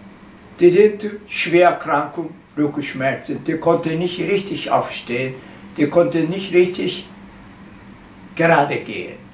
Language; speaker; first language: German; non-native, learner; Korean